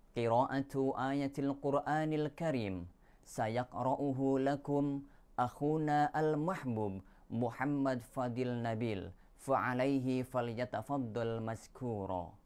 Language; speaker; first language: Arabic; non-native, learner; Indonesian